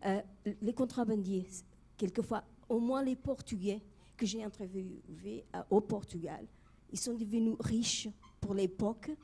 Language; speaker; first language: French; non-native, fluent; Portuguese